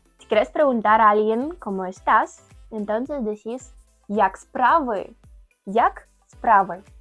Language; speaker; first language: Spanish; non-native, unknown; Ukrainian